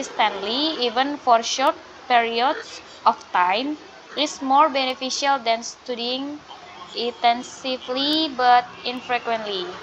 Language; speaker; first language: English; non-native, learner; Indonesian